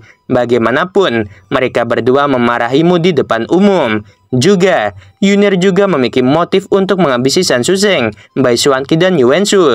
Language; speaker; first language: Indonesian; native; Indonesian